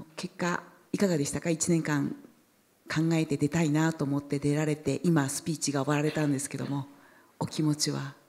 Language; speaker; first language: Japanese; native; Japanese